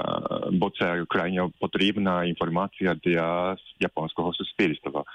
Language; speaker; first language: Ukrainian; non-native, fluent; Japanese